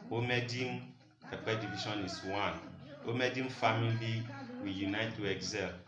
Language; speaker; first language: English; non-native, local second language; Yoruba